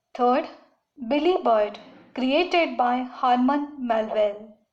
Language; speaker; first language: English; non-native, local second language; Marathi